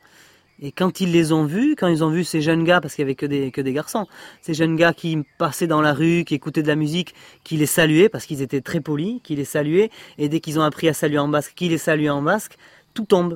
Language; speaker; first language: French; native; French